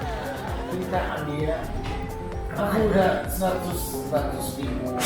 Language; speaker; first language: Indonesian; non-native, fluent; Japanese